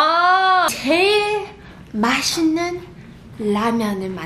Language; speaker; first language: Korean; early bilingual, heritage; English